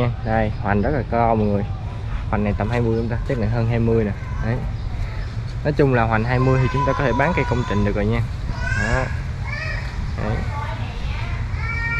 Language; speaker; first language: Vietnamese; native; Vietnamese